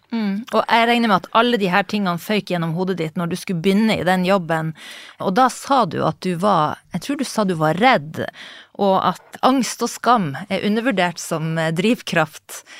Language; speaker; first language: Norwegian; native; Norwegian